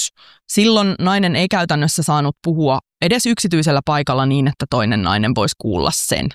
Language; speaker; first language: Finnish; native; Finnish